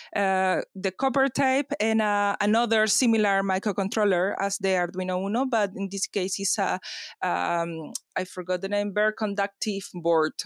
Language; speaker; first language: English; non-native, fluent; Spanish